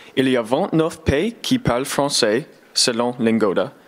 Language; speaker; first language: French; non-native, learner; English